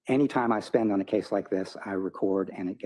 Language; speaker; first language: English; native; English